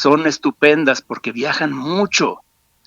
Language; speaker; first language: Spanish; native; Spanish